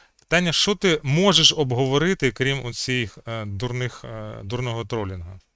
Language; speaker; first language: Ukrainian; native; Ukrainian